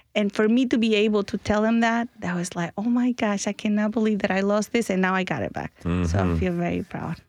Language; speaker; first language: English; early bilingual, other home language; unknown